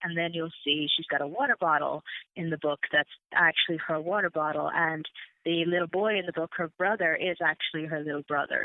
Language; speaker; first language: English; native; English